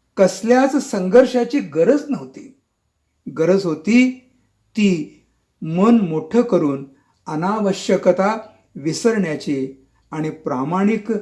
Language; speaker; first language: Marathi; non-native, local second language; Kannada